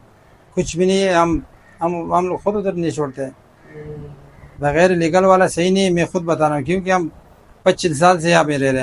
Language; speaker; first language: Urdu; non-native, fluent; Pashto